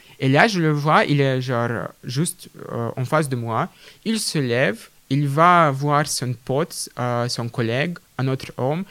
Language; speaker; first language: French; non-native, fluent; Russian